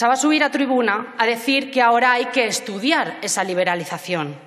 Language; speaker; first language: Spanish; native; Spanish